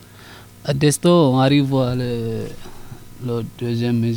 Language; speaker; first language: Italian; non-native, learner; Susu